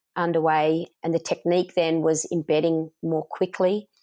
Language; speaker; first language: English; native; English